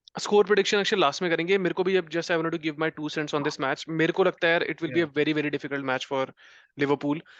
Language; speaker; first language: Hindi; native; Hindi